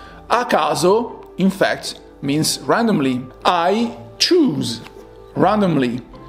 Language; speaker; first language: English; non-native, fluent; Italian